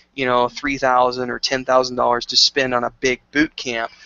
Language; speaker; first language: English; native; English